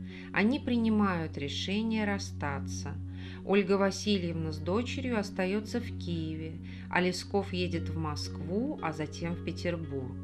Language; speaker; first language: Russian; native; Russian